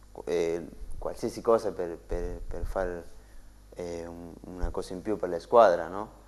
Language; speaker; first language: Italian; non-native, learner; Spanish